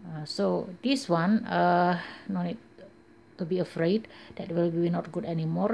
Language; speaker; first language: English; non-native, learner; Indonesian